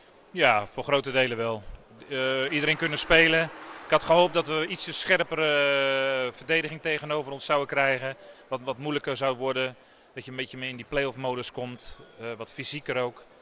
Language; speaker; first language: Dutch; native; Dutch